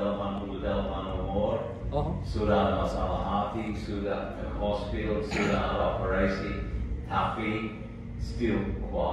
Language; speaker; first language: Indonesian; non-native, learner; English